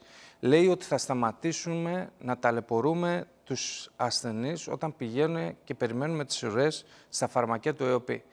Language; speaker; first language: Greek; native; Greek